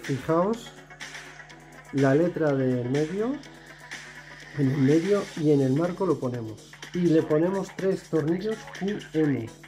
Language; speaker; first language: Spanish; native; Spanish